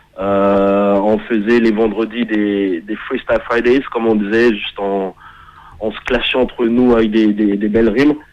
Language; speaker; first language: French; early bilingual, heritage; French